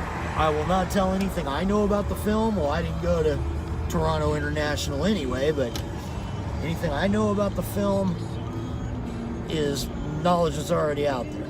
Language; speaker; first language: English; native; English